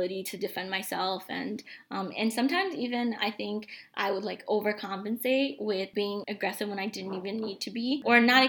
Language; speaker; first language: English; early bilingual, other home language; Bangla